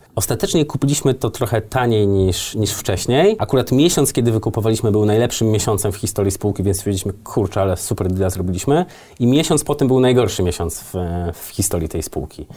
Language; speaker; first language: Polish; native; Polish